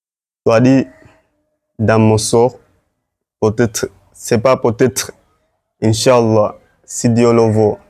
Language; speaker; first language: French; non-native, learner; Swahili